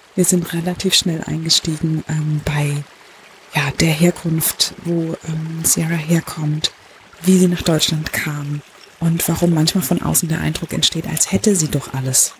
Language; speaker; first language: German; native; German